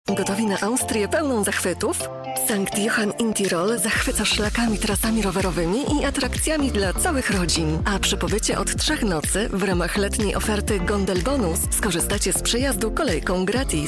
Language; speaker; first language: Polish; native; Polish